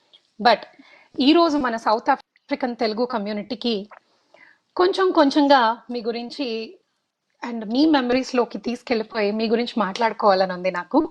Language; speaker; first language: Telugu; native; Telugu